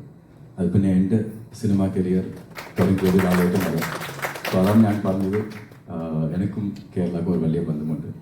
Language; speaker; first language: Malayalam; non-native, learner; Tamil